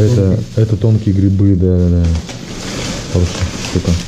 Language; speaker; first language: Russian; native; Russian